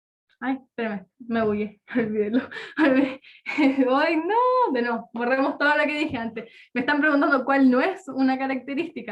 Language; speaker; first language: Spanish; native; Spanish